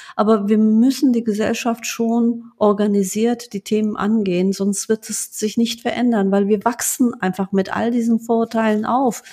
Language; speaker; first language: German; early bilingual, other home language; Turkish